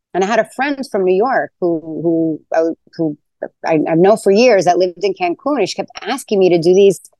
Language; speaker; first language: English; native; English